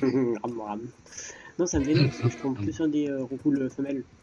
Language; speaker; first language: French; native; French